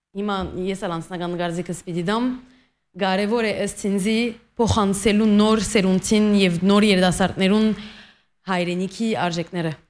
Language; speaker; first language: Armenian; early bilingual, heritage; Armenian